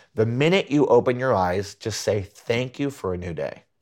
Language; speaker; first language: English; early bilingual, other home language; Spanish